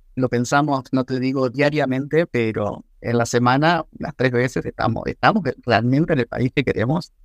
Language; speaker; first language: Spanish; native; Spanish